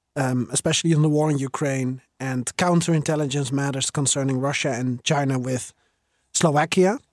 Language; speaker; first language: English; non-native, fluent; Dutch